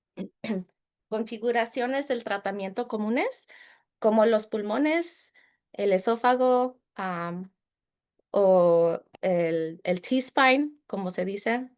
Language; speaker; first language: Spanish; early bilingual, heritage; Spanish